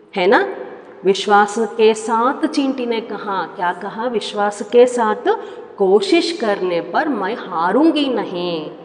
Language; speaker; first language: Hindi; non-native, local second language; Kannada